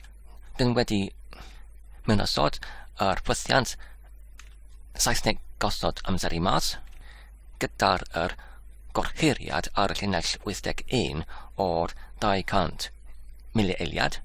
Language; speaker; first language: Welsh; non-native, learner; English